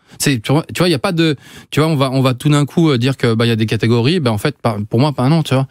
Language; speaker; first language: French; native; French